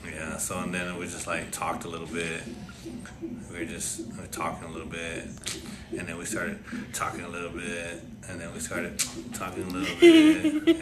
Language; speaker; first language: English; early bilingual, other home language; Spanish